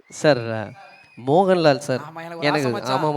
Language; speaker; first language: Tamil; native; Tamil